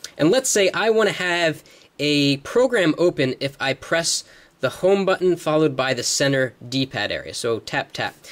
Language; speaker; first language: English; native; English